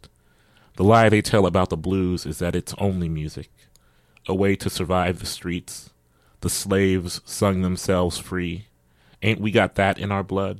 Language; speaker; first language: English; native; English